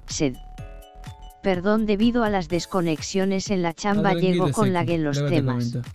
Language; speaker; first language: Spanish; native; Spanish